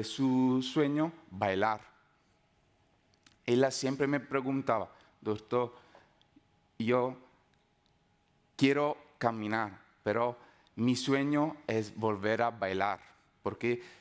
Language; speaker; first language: Spanish; non-native, fluent; Italian